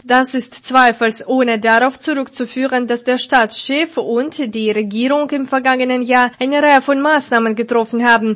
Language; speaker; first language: German; non-native, fluent; Russian